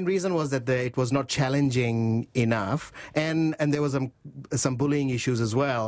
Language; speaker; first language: English; non-native, local second language; Urdu